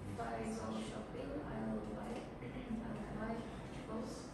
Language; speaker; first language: English; non-native, learner; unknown